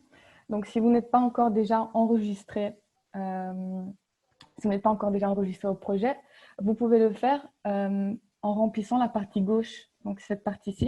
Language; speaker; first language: French; non-native, fluent; Spanish